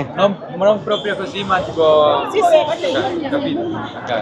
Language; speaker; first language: Italian; non-native, learner; Tamil